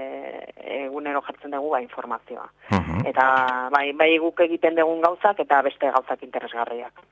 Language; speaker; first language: Basque; non-native, local second language; Spanish